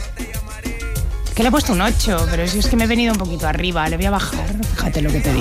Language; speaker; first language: Spanish; native; Spanish